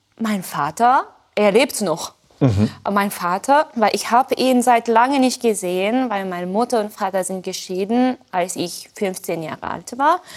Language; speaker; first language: German; non-native, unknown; Japanese